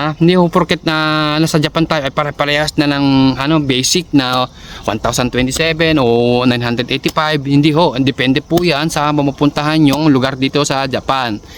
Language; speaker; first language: Filipino; native; Filipino